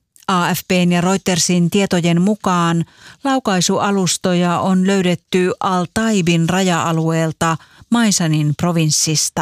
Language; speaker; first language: Finnish; native; Finnish